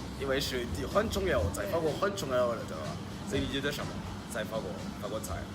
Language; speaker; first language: Chinese; non-native, learner; French